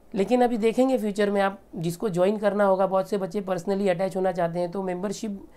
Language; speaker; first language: Hindi; native; Hindi